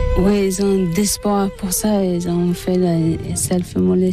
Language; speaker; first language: French; non-native, learner; Tibetan